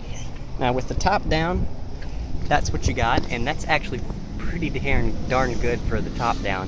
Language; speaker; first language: English; native; English